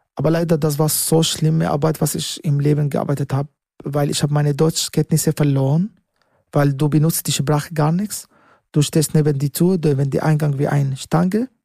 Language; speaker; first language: German; non-native, fluent; Arabic